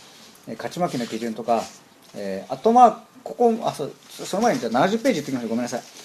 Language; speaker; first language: Japanese; native; Japanese